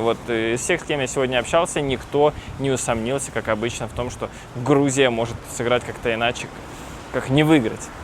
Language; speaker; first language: Russian; native; Russian